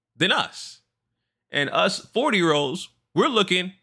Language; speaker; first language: English; native; English